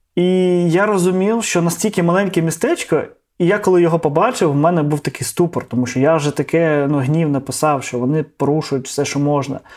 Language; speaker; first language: Ukrainian; non-native, local second language; Russian